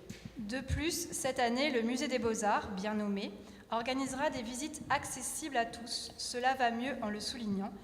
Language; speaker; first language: French; native; French